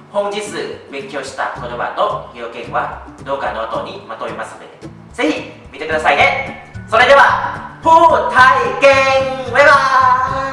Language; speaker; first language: Japanese; non-native, fluent; Thai